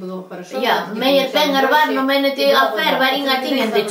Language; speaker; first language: Swedish; early bilingual, heritage; Swedish